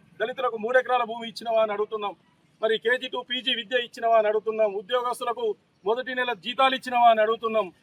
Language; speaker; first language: Telugu; native; Telugu